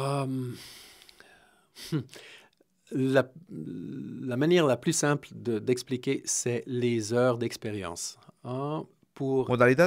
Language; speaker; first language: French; non-native, fluent; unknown